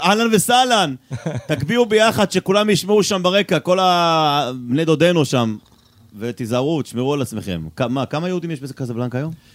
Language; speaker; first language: Hebrew; native; Hebrew